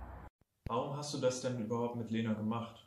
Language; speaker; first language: German; native; German